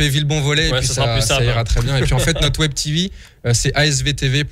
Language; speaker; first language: French; native; French